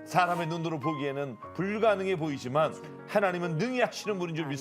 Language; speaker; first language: Korean; native; Korean